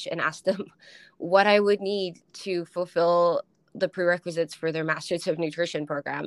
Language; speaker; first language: English; native; English